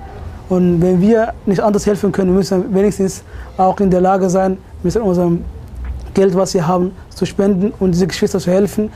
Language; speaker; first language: German; early bilingual, other home language; Somali